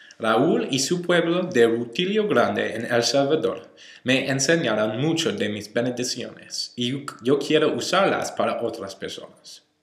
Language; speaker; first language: Spanish; non-native, learner; English